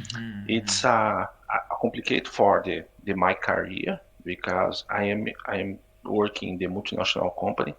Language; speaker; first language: English; non-native, learner; Portuguese